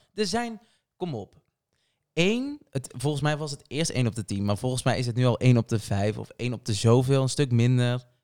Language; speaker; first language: Dutch; early bilingual, other home language; Portuguese